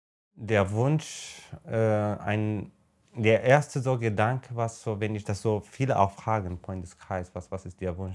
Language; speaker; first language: German; non-native, fluent; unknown